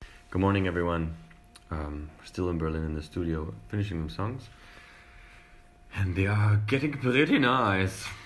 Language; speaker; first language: English; non-native, fluent; Spanish